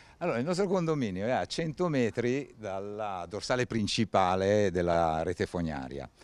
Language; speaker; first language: Italian; native; Italian